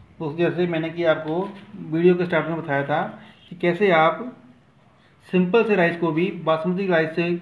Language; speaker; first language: Hindi; native; Hindi